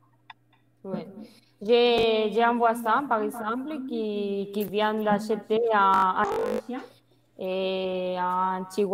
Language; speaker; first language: French; non-native, fluent; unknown